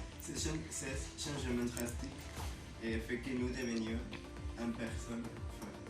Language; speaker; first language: French; non-native, learner; Spanish